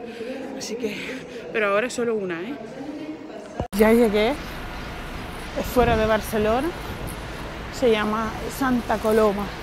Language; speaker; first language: Spanish; non-native, fluent; Georgian